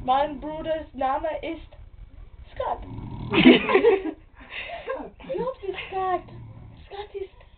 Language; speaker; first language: German; non-native, learner; English